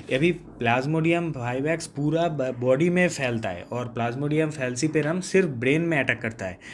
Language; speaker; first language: Hindi; non-native, local second language; Bangla